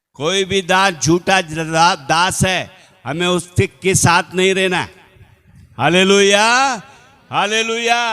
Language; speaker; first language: Hindi; non-native, local second language; Telugu